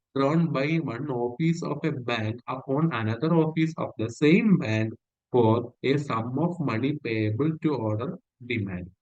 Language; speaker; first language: English; non-native, local second language; Malayalam